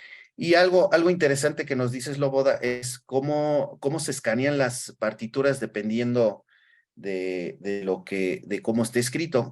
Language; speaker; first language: Spanish; native; Spanish